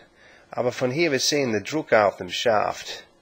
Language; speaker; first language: German; non-native, learner; English